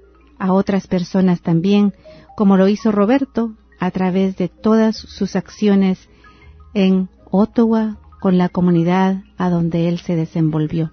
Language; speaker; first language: Spanish; native; Spanish